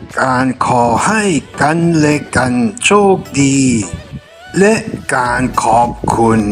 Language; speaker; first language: Thai; non-native, fluent; German